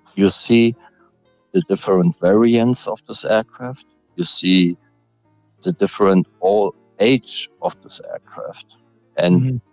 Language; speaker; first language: English; non-native, fluent; German